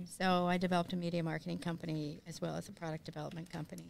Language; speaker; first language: English; native; English